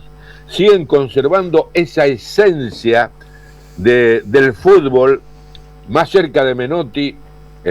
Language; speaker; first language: Spanish; native; Spanish